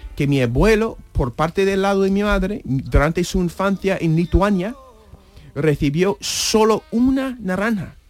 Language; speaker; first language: Spanish; non-native, fluent; English